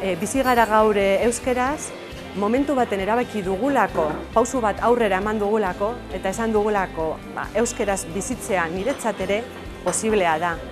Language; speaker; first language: Basque; non-native, local second language; Spanish